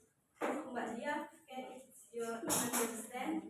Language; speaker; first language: English; non-native, learner; Indonesian